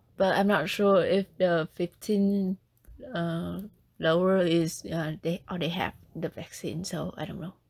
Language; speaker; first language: English; non-native, learner; Vietnamese